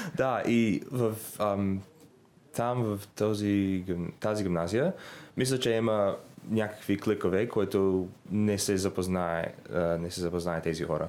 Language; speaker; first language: Bulgarian; non-native, learner; English